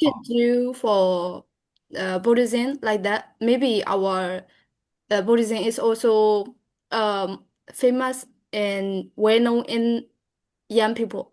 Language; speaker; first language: English; non-native, learner; Burmese